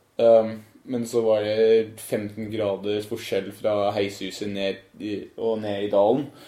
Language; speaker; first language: Norwegian; non-native, fluent; English